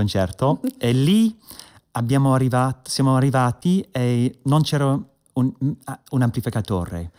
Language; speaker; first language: Italian; non-native, learner; English